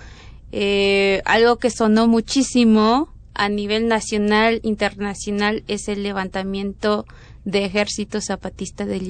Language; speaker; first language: Spanish; native; Spanish